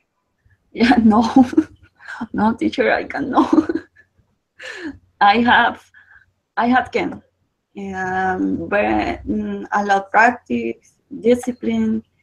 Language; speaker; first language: English; non-native, learner; Spanish